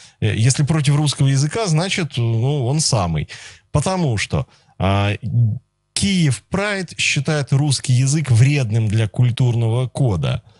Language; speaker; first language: Russian; native; Russian